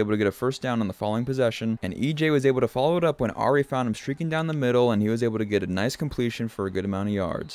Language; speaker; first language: English; native; English